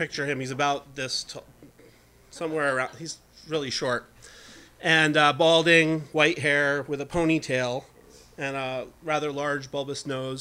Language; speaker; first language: English; native; English